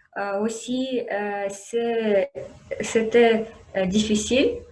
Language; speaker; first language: French; non-native, learner; Russian